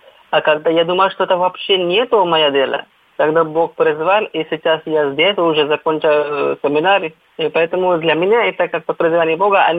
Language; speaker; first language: Russian; non-native, fluent; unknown